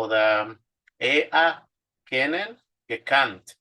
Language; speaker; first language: German; non-native, fluent; Spanish